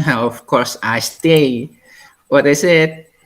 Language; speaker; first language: English; non-native, learner; Indonesian